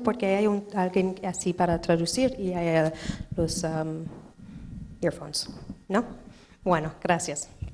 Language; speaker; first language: Spanish; non-native, learner; English